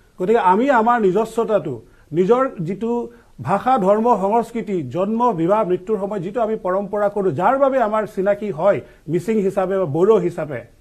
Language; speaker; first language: Assamese; non-native, local second language; Mising